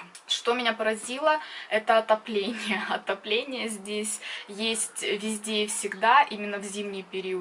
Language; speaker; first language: Russian; native; Russian